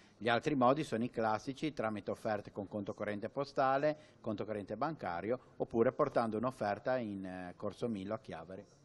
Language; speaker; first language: Italian; native; Italian